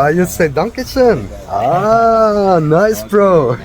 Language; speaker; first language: English; non-native, learner; German